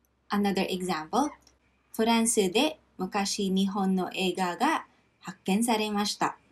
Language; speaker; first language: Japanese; non-native, fluent; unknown